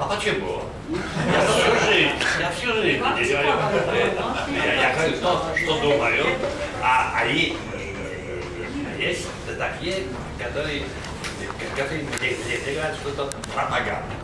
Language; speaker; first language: Russian; non-native, fluent; Polish